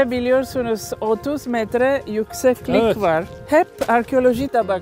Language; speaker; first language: Turkish; non-native, learner; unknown